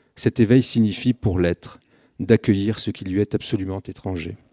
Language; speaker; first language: French; native; French